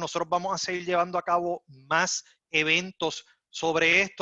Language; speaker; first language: Spanish; native; Spanish